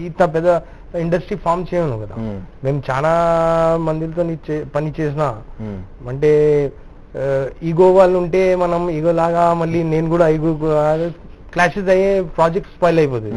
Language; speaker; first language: Telugu; non-native, local second language; Urdu